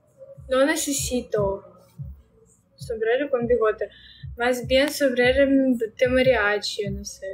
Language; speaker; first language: Spanish; non-native, learner; Russian